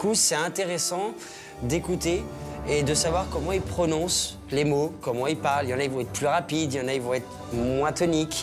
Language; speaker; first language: French; native; French